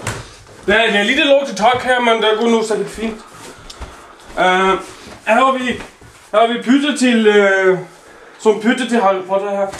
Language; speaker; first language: Norwegian; non-native, learner; Swedish